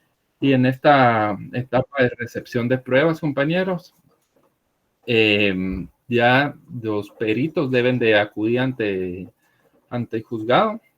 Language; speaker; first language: Spanish; native; Spanish